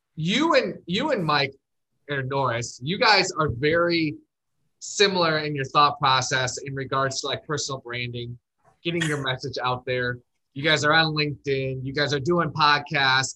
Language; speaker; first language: English; native; English